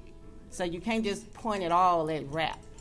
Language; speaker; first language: English; native; English